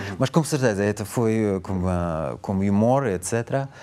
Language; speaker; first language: Portuguese; non-native, learner; Russian